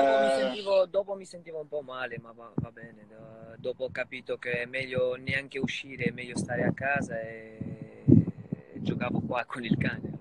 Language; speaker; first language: Italian; non-native, fluent; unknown